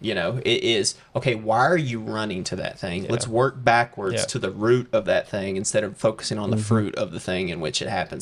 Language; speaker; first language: English; native; English